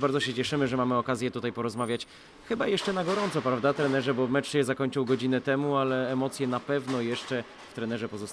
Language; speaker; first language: Polish; native; Polish